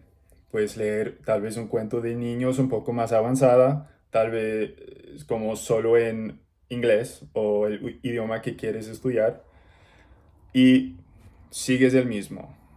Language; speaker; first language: Spanish; non-native, learner; English